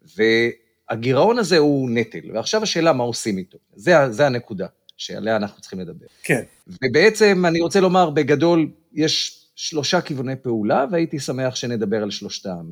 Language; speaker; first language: Hebrew; native; Hebrew